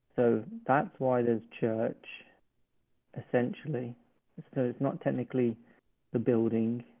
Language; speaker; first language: English; native; English